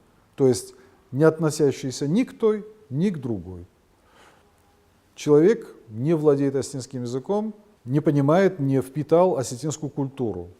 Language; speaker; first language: Russian; non-native, local second language; Ossetic